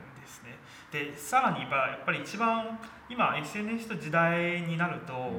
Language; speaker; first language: Japanese; non-native, fluent; Chinese